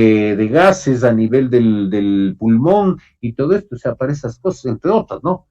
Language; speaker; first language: Spanish; native; Spanish